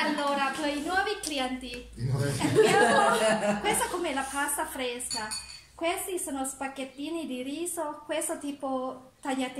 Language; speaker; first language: Italian; non-native, learner; Thai